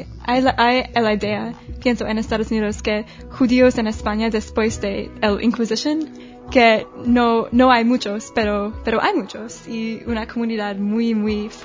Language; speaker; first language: Spanish; non-native, learner; English